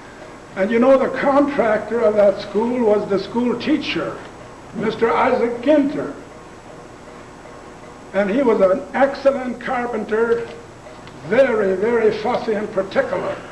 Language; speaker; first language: English; non-native, local second language; Plautdietsch